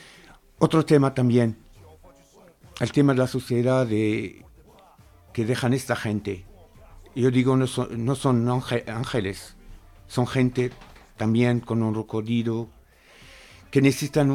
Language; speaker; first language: Spanish; non-native, fluent; Arabic